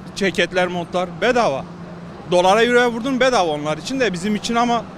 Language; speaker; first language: Turkish; native; Turkish